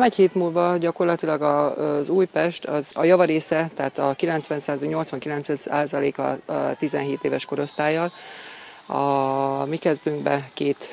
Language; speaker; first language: Hungarian; native; Hungarian